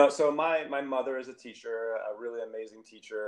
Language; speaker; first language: English; native; English